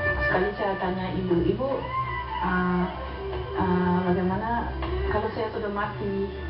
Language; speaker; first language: Indonesian; non-native, learner; German